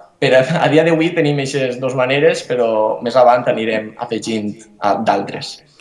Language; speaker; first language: Catalan; native; Catalan